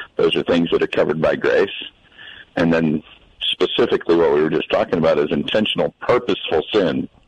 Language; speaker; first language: English; native; English